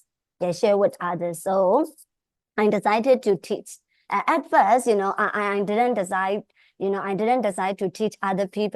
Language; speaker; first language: English; non-native, fluent; Burmese